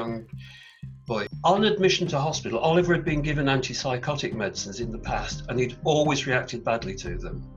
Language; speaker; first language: English; native; English